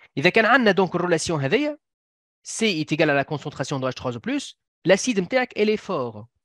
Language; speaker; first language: French; non-native, local second language; Arabic